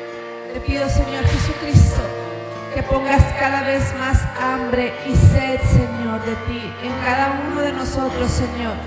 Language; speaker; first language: Spanish; native; Spanish